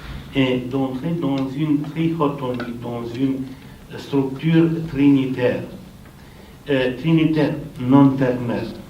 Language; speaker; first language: French; non-native, fluent; Romanian